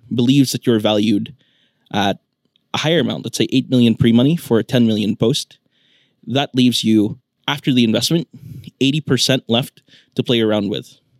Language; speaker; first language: English; non-native, local second language; Filipino